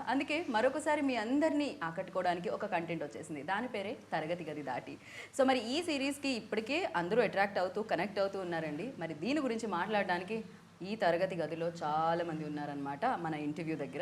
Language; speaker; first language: Telugu; native; Telugu